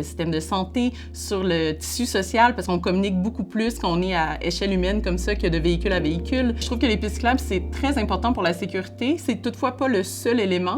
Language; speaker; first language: French; native; French